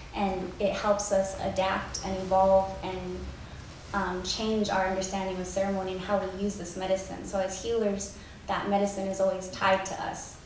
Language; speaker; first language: English; native; English